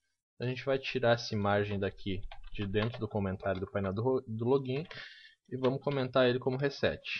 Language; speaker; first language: Portuguese; native; Portuguese